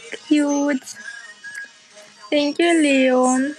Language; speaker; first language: English; non-native, learner; Russian